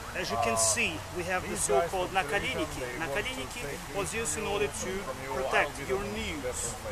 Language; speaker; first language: English; non-native, fluent; Portuguese